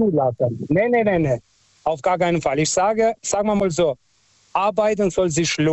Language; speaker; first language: German; non-native, fluent; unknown